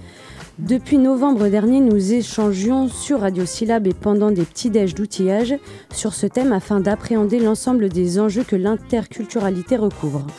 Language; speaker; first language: French; native; French